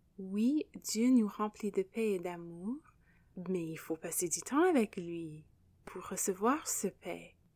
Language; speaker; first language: French; non-native, local second language; English